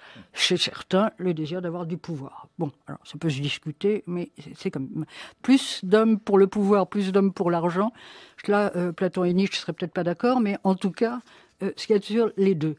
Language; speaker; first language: French; native; French